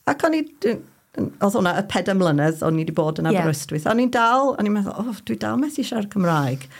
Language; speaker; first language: Welsh; non-native, fluent; English